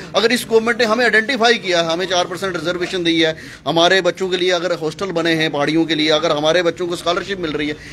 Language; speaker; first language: Hindi; native; Hindi